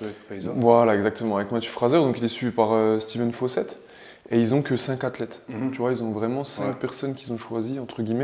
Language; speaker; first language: French; native; French